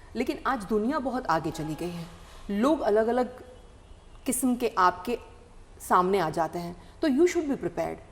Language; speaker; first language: Hindi; non-native, local second language; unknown